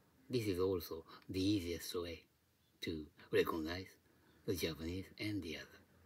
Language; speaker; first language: English; non-native, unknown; Japanese